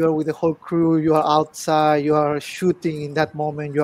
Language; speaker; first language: English; non-native, fluent; Spanish